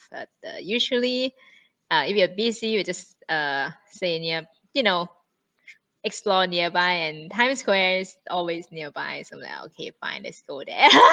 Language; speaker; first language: English; non-native, fluent; Thai